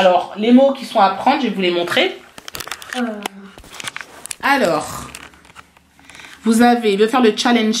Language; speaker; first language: French; native; French